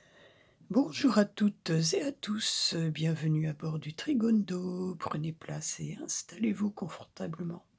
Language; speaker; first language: French; native; French